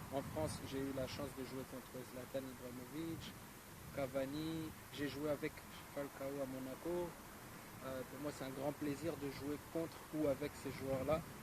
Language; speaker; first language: French; native; French